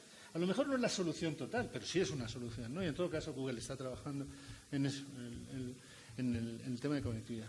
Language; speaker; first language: Spanish; native; Spanish